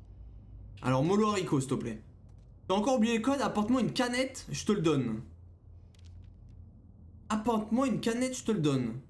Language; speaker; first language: French; native; French